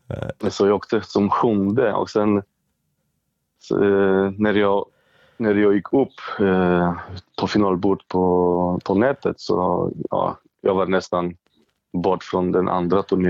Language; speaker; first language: Swedish; non-native, fluent; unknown